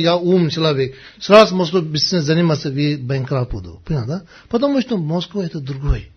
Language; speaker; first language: Russian; non-native, learner; Tibetan